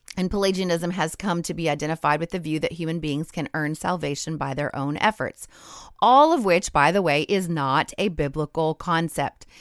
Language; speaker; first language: English; native; English